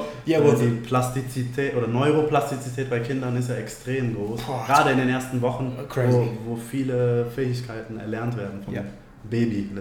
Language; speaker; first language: German; native; German